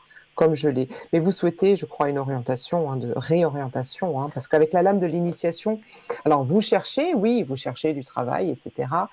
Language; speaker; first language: French; native; French